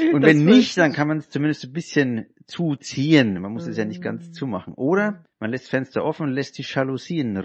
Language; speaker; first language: German; native; German